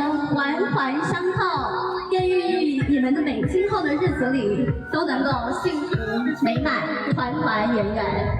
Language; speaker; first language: Chinese; native; Chinese